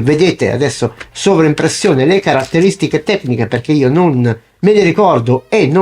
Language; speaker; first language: Italian; native; Italian